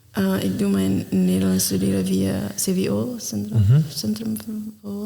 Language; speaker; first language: Dutch; non-native, learner; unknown